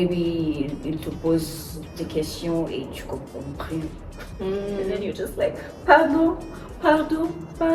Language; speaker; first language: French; non-native, learner; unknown